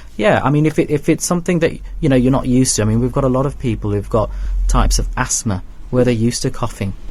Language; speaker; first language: English; native; English